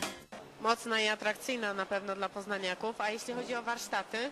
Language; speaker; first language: Polish; native; Polish